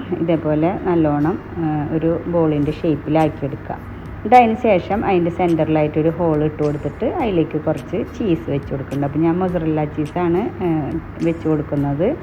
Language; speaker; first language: Malayalam; native; Malayalam